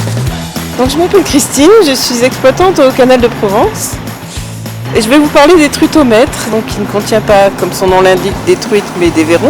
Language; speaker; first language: French; native; French